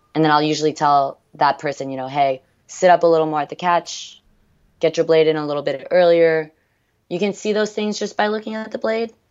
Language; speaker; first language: English; early bilingual, other home language; French